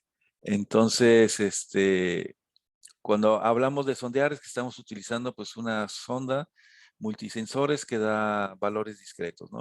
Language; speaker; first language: Spanish; native; Spanish